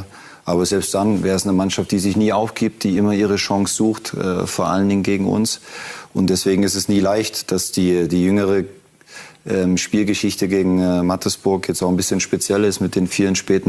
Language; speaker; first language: German; native; German